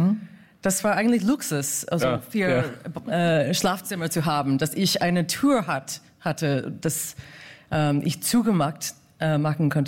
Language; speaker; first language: German; non-native, fluent; English